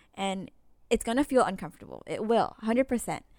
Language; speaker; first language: English; native; English